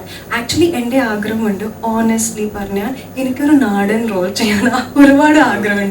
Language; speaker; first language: Malayalam; non-native, learner; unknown